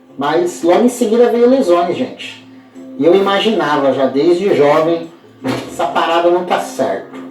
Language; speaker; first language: Portuguese; native; Portuguese